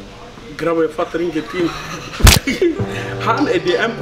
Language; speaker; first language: Swedish; non-native, learner; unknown